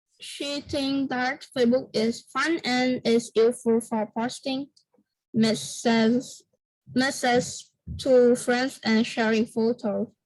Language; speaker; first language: English; non-native, learner; Vietnamese